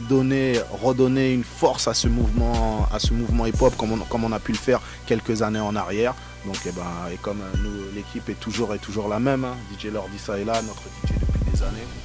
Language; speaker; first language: French; native; French